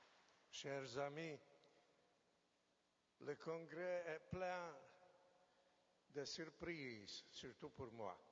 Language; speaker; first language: French; non-native, fluent; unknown